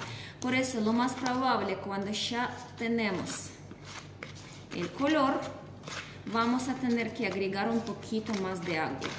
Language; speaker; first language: Spanish; non-native, fluent; Russian